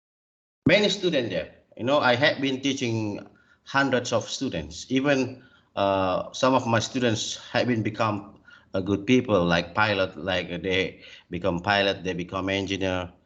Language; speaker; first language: English; non-native, learner; Indonesian